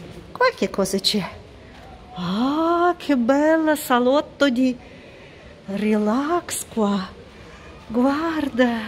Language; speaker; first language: Italian; non-native, learner; Russian